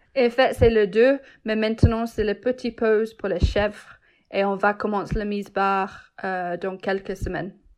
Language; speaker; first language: French; non-native, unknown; English